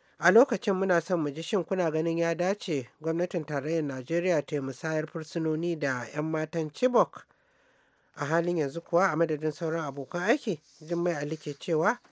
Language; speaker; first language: Hausa; native; Hausa